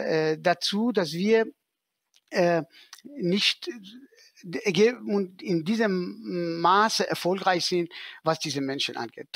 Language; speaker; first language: German; non-native, fluent; Persian